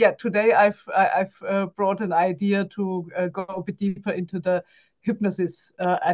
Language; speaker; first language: English; non-native, fluent; German